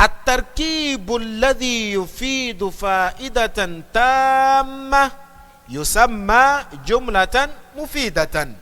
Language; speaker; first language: Arabic; non-native, fluent; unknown